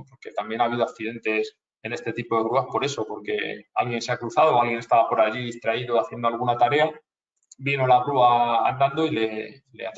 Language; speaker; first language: Spanish; native; Spanish